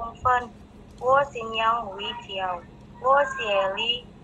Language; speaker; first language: Chinese; non-native, learner; Indonesian